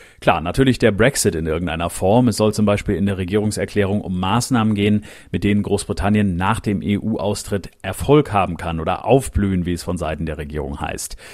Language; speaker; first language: German; native; German